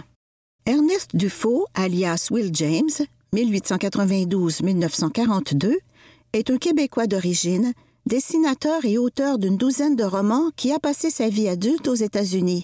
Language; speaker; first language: French; native; French